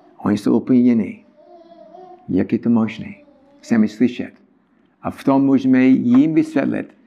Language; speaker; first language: Czech; non-native, learner; English